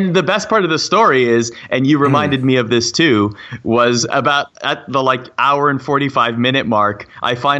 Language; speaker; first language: English; native; English